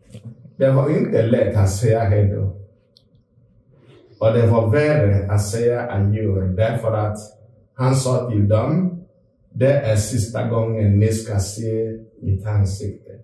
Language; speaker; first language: Swedish; non-native, fluent; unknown